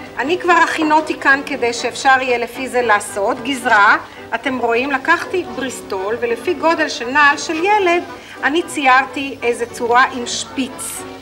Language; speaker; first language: Hebrew; native; Hebrew